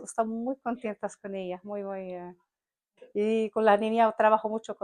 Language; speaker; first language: Spanish; non-native, learner; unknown